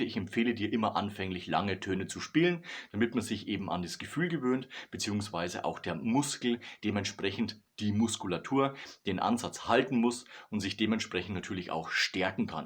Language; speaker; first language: German; native; German